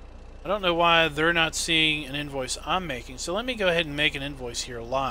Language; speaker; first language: English; native; English